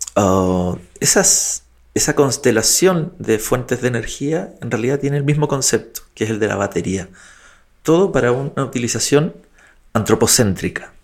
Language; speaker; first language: Spanish; native; Spanish